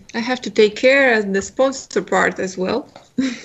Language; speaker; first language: English; non-native, fluent; Romanian